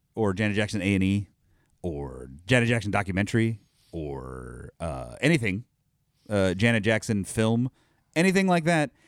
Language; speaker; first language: English; native; English